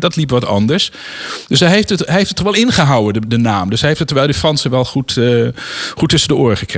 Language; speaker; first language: Dutch; native; Dutch